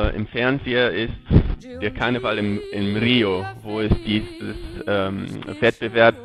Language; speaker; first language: German; non-native, fluent; Portuguese